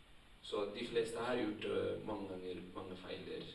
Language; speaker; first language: Norwegian; non-native, fluent; Tigrinya